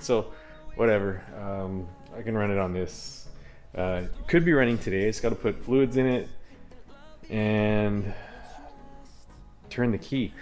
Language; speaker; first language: English; native; English